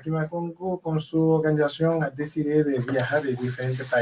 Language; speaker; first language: Spanish; non-native, learner; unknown